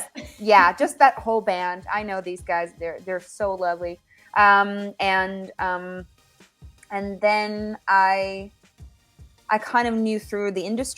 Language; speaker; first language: English; non-native, fluent; Finnish